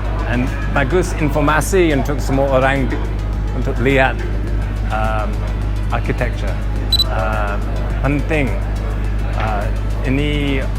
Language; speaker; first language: Indonesian; non-native, learner; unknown